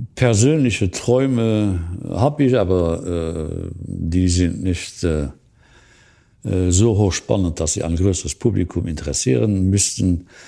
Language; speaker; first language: German; non-native, local second language; Luxembourgish